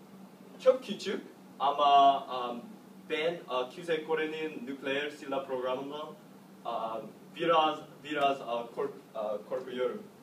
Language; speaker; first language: Turkish; non-native, learner; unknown